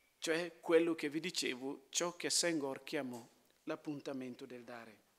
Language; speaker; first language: Italian; non-native, fluent; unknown